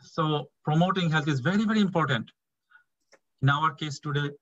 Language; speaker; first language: English; non-native, local second language; Bangla